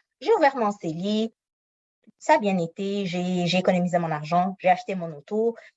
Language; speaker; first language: French; non-native, local second language; Arabic